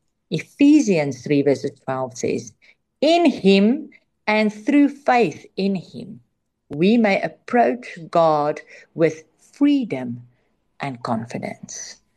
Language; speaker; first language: English; non-native, local second language; Afrikaans